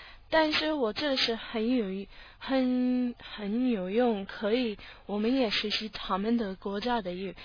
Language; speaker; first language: Chinese; non-native, learner; English